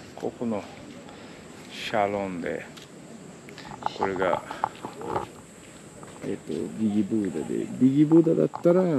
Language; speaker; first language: Japanese; non-native, learner; Portuguese